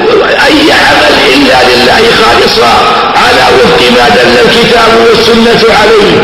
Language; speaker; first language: Arabic; native; Arabic